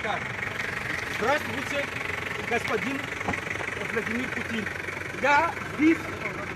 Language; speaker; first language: Russian; non-native, fluent; Malagasy